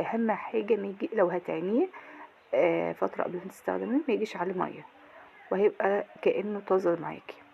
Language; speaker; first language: Arabic; native; Arabic